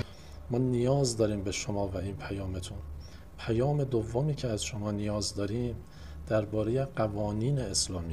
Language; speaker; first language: Persian; native; Persian